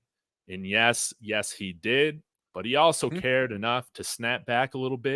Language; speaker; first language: English; native; English